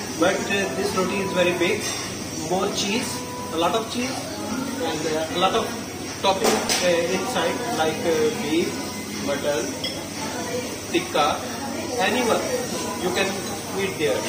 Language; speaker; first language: English; non-native, local second language; Urdu